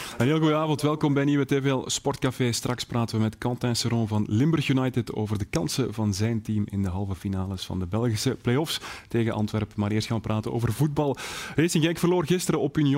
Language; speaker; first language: Dutch; native; Dutch